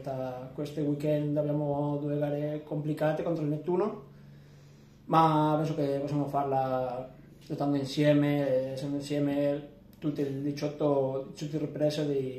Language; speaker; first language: Italian; non-native, learner; Spanish